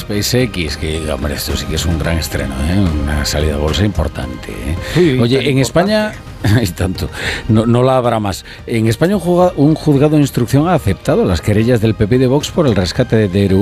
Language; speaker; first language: Spanish; native; Spanish